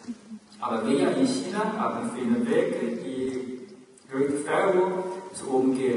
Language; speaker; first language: German; non-native, learner; Chinese